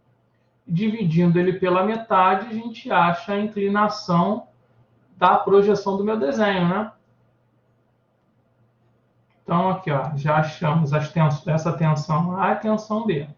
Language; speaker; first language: Portuguese; native; Portuguese